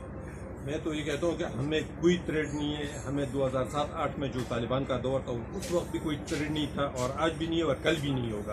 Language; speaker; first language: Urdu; non-native, local second language; Pashto